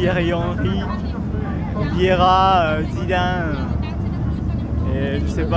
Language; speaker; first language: French; non-native, learner; Japanese